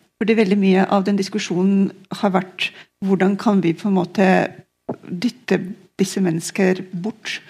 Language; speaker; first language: Norwegian; non-native, fluent; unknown